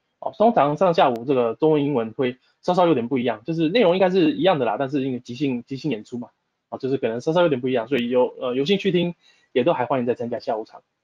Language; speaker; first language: Chinese; native; Chinese